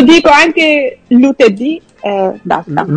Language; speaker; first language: Italian; non-native, fluent; Albanian